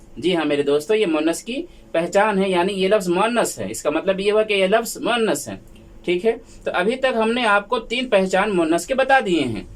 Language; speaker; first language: Urdu; native; Urdu